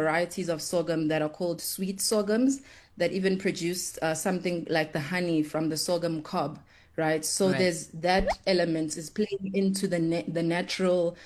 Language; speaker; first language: English; non-native, local second language; Zulu